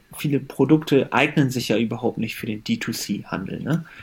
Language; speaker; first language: German; early bilingual, other home language; Persian